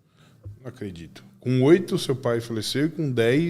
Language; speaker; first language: Portuguese; native; Portuguese